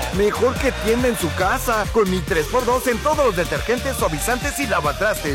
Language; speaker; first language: Spanish; native; Spanish